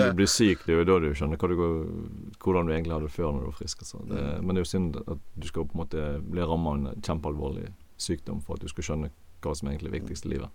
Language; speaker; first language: Norwegian; native; Norwegian